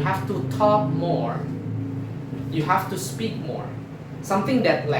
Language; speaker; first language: English; non-native, fluent; Indonesian